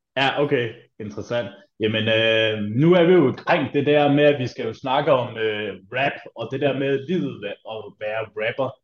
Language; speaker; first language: Danish; native; Danish